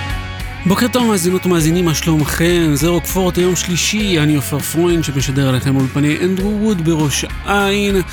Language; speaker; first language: Hebrew; native; Hebrew